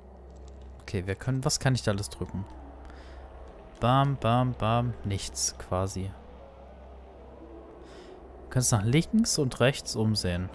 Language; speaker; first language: German; native; German